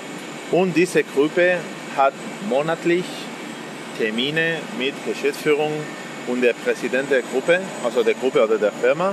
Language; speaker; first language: German; non-native, fluent; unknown